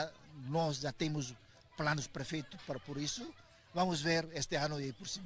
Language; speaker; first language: Portuguese; non-native, local second language; Tetum